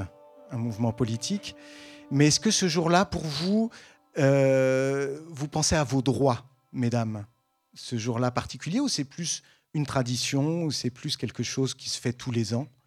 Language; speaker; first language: French; native; French